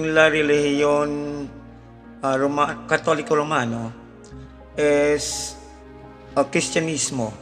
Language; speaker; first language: Spanish; non-native, learner; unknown